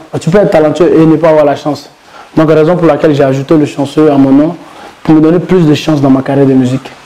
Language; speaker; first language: French; non-native, local second language; Mossi